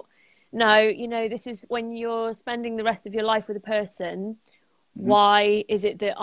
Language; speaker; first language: English; native; English